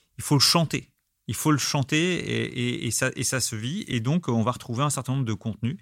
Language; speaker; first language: French; native; French